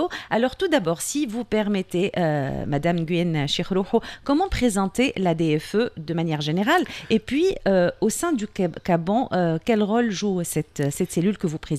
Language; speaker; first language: French; non-native, local second language; Arabic